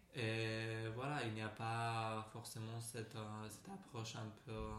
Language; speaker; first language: French; non-native, fluent; Romanian